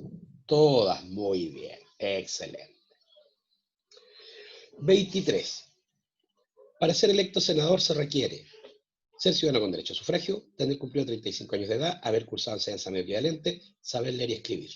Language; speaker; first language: Spanish; native; Spanish